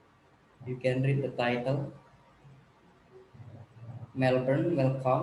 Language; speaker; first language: English; non-native, learner; Indonesian